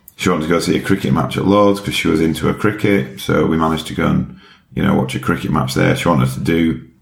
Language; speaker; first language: English; native; English